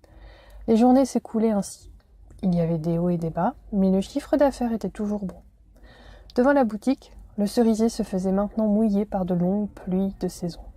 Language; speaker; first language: French; native; French